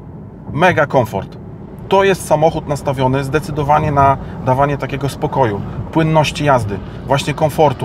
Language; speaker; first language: Polish; native; Polish